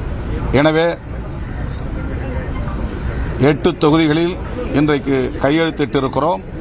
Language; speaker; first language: Tamil; native; Tamil